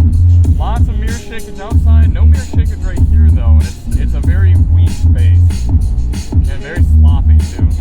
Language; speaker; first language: English; native; English